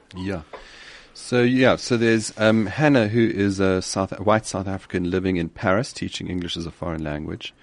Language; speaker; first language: English; native; English